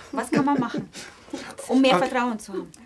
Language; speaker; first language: German; native; German